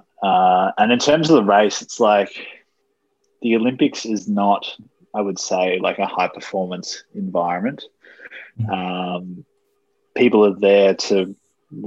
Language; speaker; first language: English; native; English